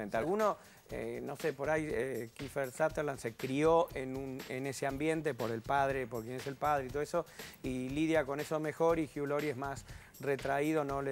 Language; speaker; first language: Spanish; native; Spanish